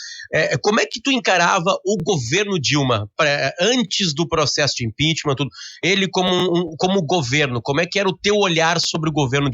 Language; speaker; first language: Portuguese; native; Portuguese